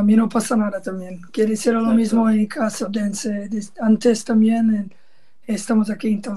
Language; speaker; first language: Spanish; non-native, learner; Portuguese